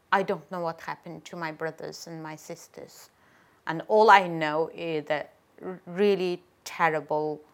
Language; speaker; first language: English; non-native, fluent; Chinese